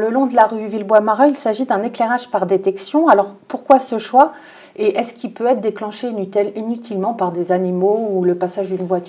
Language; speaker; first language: French; native; French